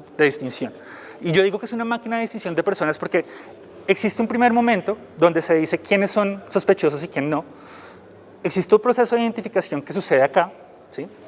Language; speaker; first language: Spanish; native; Spanish